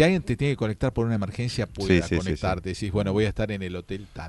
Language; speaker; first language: Spanish; native; Spanish